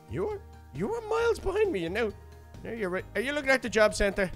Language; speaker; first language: English; native; English